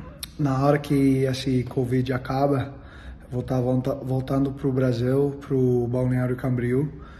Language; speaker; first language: Portuguese; non-native, learner; English